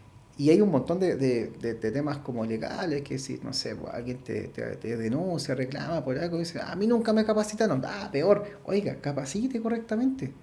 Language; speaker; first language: Spanish; native; Spanish